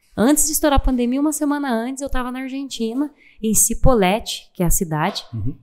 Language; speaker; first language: Portuguese; native; Portuguese